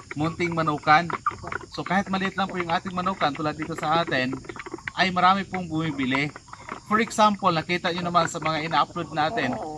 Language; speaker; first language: Filipino; non-native, local second language; Cebuano